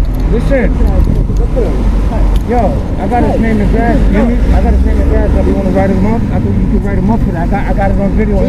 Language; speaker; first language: English; native; English